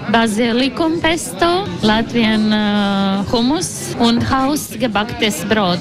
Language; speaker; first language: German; non-native, learner; Latvian